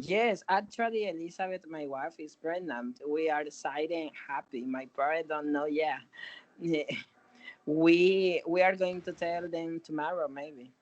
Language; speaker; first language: English; non-native, learner; Spanish